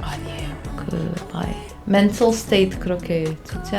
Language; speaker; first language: Korean; non-native, fluent; Portuguese